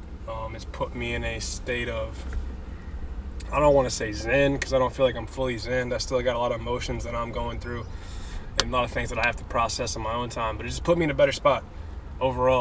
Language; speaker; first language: English; native; English